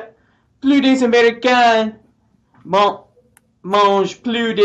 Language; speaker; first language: French; non-native, learner; English